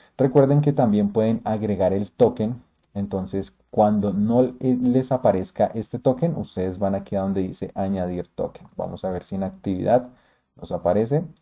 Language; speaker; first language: Spanish; native; Spanish